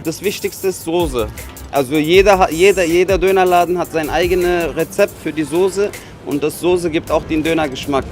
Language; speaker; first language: German; non-native, fluent; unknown